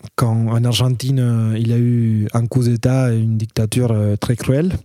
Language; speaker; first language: French; non-native, fluent; Spanish